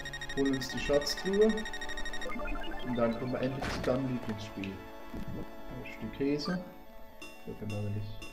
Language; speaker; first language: German; native; German